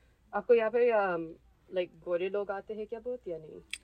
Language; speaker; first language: Hindi; early bilingual, heritage; Hindi